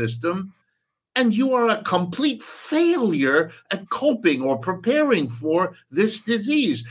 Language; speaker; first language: English; early bilingual, other home language; French